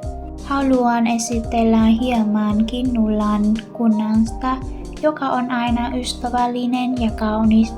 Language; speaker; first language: Finnish; non-native, learner; Vietnamese